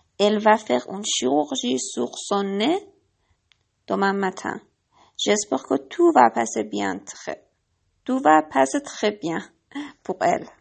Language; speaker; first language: French; non-native, learner; Persian